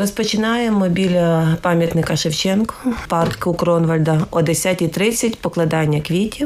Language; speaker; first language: Ukrainian; native; Ukrainian